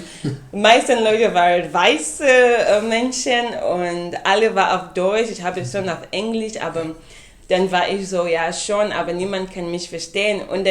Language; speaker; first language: German; non-native, fluent; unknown